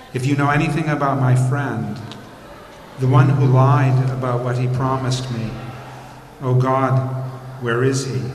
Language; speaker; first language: English; native; English